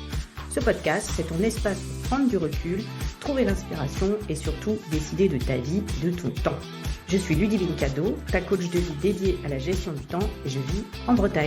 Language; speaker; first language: French; native; French